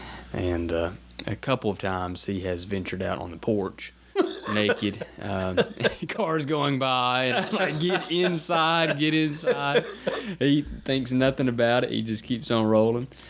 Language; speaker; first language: English; native; English